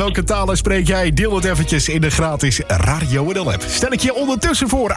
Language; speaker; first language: Dutch; native; Dutch